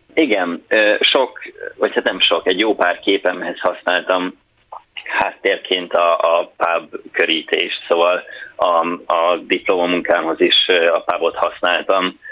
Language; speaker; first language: Hungarian; native; Hungarian